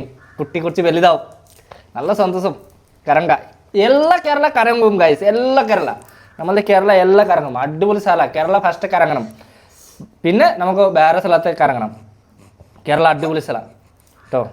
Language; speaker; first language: Malayalam; early bilingual, heritage; Malayalam